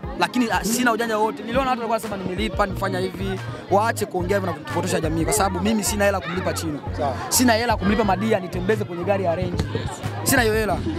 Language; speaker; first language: Swahili; non-native, local second language; Bembe